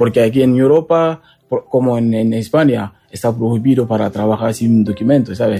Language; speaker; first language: Spanish; non-native, learner; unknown